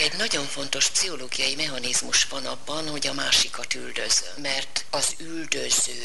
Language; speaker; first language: Hungarian; native; Hungarian